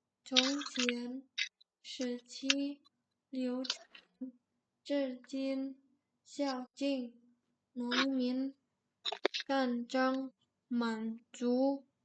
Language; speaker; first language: Chinese; non-native, learner; Indonesian